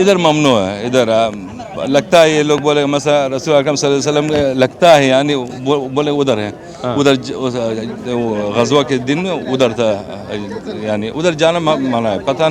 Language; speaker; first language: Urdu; non-native, learner; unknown